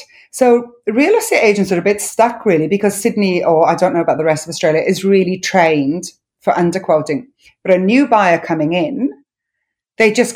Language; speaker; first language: English; non-native, local second language; Welsh